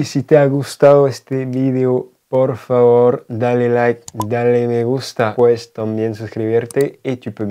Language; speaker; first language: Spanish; non-native, fluent; French